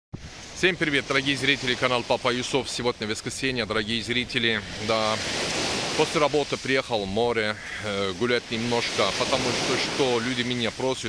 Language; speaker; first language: Russian; non-native, learner; Turkish